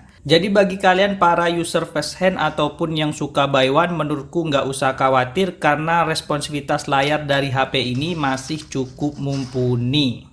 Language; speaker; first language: Indonesian; native; Indonesian